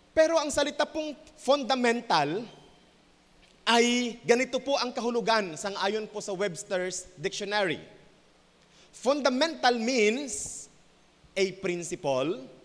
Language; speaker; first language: Filipino; non-native, local second language; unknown